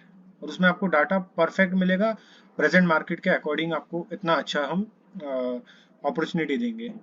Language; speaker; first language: Hindi; native; Hindi